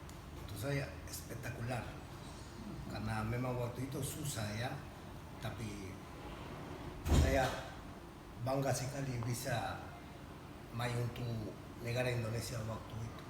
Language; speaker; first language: Indonesian; non-native, fluent; Spanish